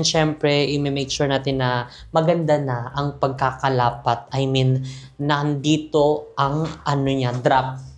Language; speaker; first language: Filipino; non-native, local second language; Cebuano